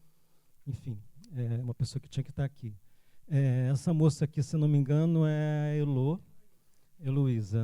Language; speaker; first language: Portuguese; native; Portuguese